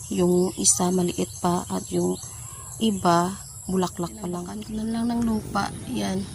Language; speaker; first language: Filipino; native; Filipino